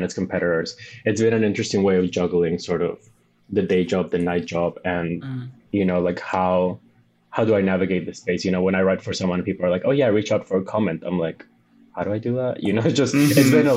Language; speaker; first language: English; non-native, fluent; Spanish